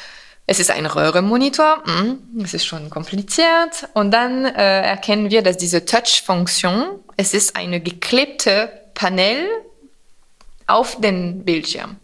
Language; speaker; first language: German; non-native, fluent; French